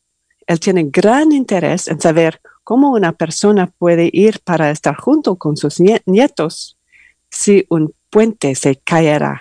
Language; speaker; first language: Spanish; non-native, learner; English